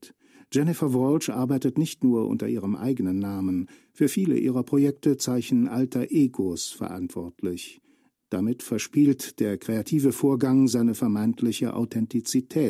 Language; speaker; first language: German; native; German